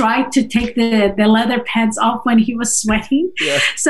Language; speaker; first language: English; non-native, fluent; Russian